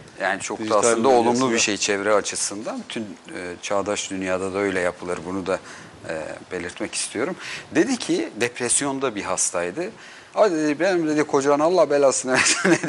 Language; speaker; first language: Turkish; native; Turkish